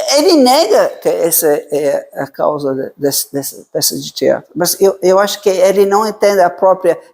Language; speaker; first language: Portuguese; non-native, fluent; Italian